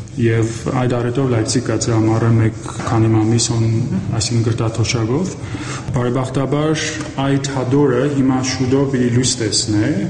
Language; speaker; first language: Armenian; early bilingual, heritage; Armenian